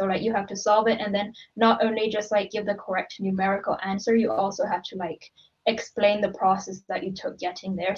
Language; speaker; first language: English; non-native, local second language; Cantonese